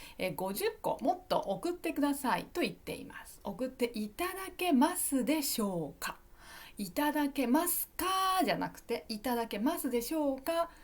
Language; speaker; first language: Japanese; native; Japanese